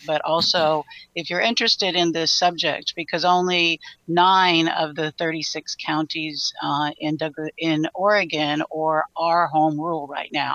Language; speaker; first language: English; native; English